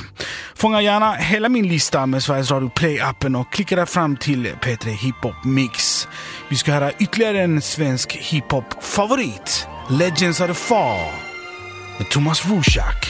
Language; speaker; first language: Swedish; native; Swedish